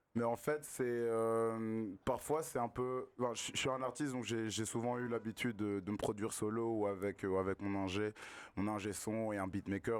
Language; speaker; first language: French; native; French